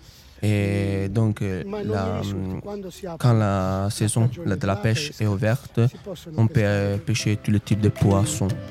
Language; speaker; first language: French; non-native, learner; Italian